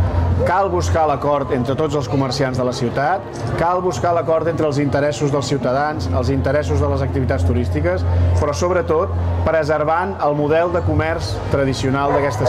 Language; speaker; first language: Catalan; native; Catalan